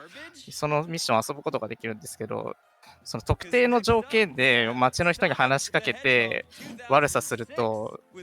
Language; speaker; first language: Japanese; native; Japanese